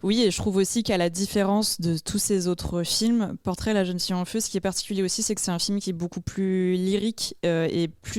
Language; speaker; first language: French; native; French